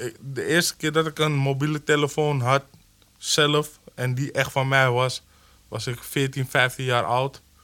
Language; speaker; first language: Dutch; early bilingual, other home language; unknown